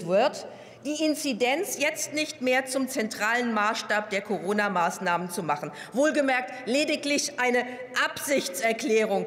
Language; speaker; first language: German; native; German